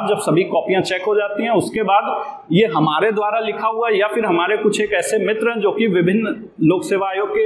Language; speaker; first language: Hindi; native; Hindi